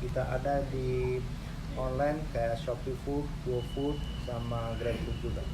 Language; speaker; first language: Indonesian; non-native, learner; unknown